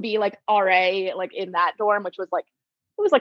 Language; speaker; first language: English; native; English